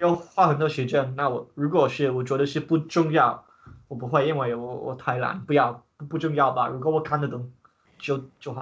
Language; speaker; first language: Chinese; non-native, learner; English